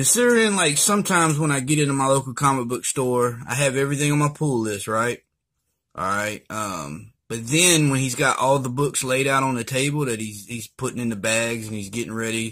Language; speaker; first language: English; native; English